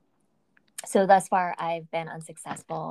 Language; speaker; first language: English; native; English